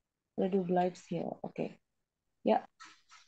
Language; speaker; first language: German; non-native, fluent; Indonesian